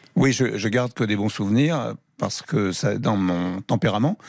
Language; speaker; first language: French; native; French